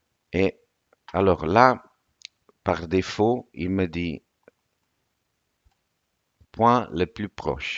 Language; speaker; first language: French; non-native, fluent; Italian